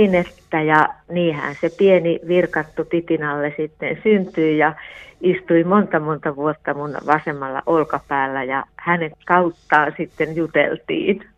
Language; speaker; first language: Finnish; native; Finnish